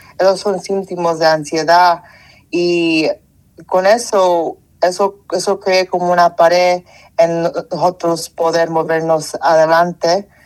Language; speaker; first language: Spanish; early bilingual, heritage; Spanish